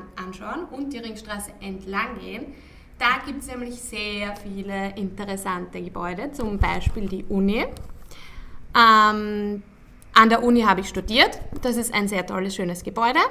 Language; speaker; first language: German; native; German